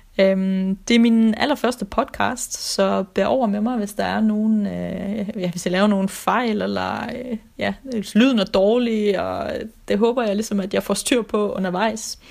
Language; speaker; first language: Danish; early bilingual, other home language; Russian